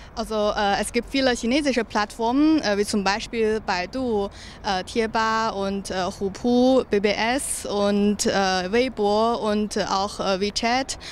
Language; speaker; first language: German; non-native, learner; Chinese